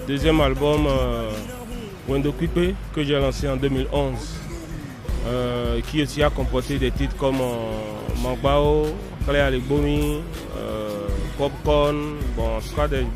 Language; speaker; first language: French; native; French